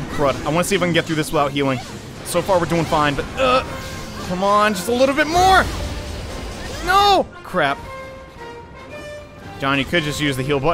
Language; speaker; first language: English; native; English